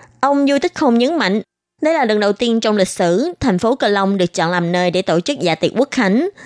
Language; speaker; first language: Vietnamese; native; Vietnamese